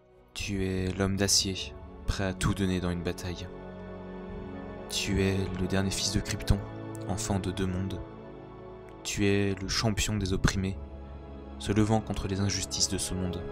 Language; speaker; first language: French; native; French